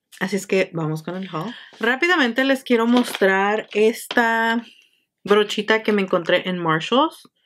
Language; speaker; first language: Spanish; early bilingual, heritage; Spanish